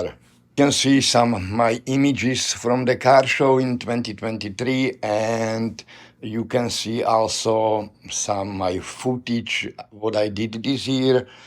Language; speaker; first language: English; non-native, learner; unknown